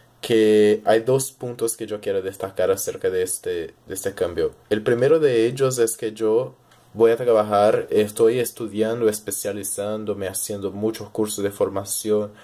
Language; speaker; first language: Spanish; early bilingual, heritage; Portuguese